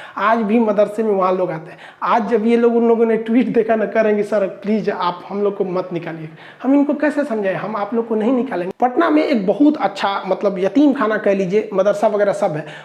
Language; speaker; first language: Hindi; native; Hindi